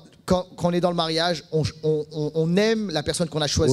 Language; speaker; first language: French; native; French